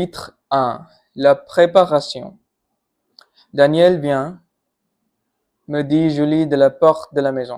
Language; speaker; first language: French; non-native, learner; Punjabi